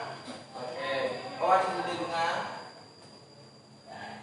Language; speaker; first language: English; non-native, fluent; Indonesian